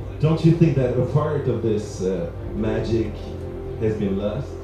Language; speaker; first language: English; non-native, fluent; French